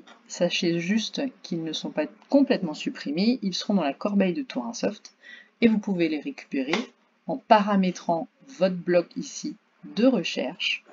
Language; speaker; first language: French; native; French